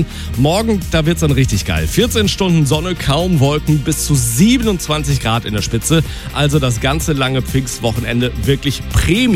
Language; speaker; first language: German; native; German